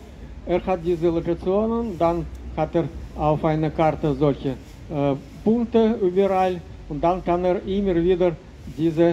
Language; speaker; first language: German; non-native, learner; Russian